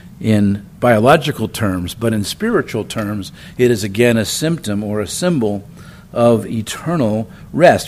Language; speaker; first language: English; native; English